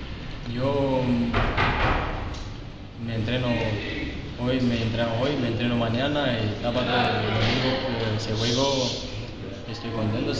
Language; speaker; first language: Spanish; non-native, learner; Romanian